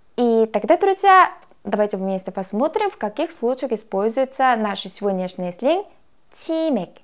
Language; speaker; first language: Russian; non-native, fluent; Korean